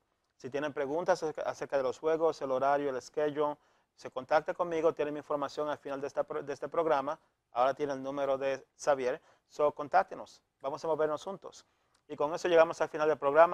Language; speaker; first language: Spanish; native; Spanish